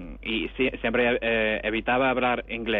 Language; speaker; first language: Spanish; non-native, fluent; English